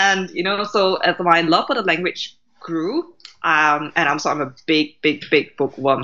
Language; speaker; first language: English; native; English